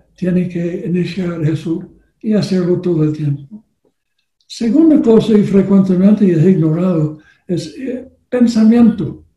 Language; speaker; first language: Spanish; non-native, learner; English